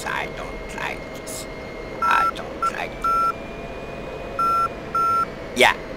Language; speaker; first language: English; non-native, learner; French